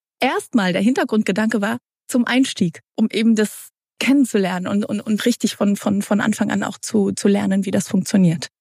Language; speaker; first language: German; early bilingual, other home language; Romanian